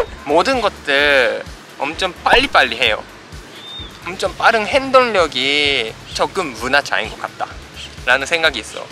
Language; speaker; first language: Korean; non-native, fluent; Japanese